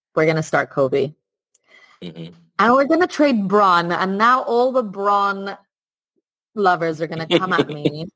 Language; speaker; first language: English; non-native, fluent; Italian